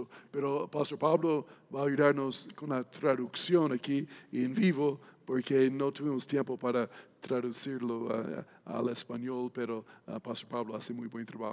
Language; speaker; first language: Spanish; non-native, fluent; English